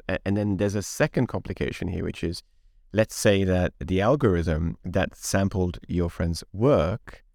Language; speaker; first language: English; non-native, fluent; Hungarian